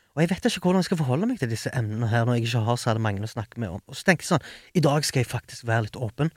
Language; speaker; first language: Norwegian; early bilingual, other home language; Arabic